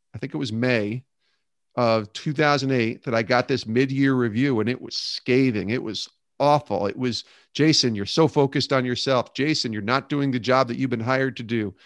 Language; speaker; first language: English; native; English